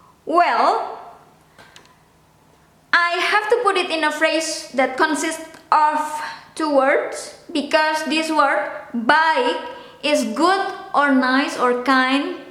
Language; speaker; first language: English; non-native, local second language; Indonesian